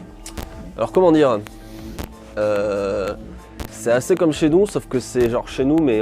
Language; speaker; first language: French; native; French